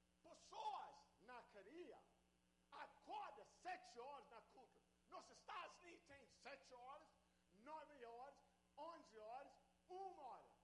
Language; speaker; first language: Portuguese; non-native, learner; English